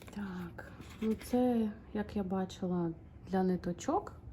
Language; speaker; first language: Ukrainian; non-native, local second language; Russian